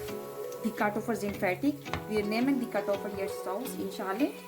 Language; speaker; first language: German; non-native, learner; Urdu